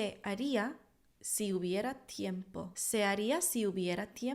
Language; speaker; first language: Spanish; non-native, fluent; English